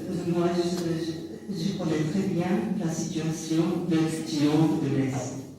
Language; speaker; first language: French; non-native, learner; Japanese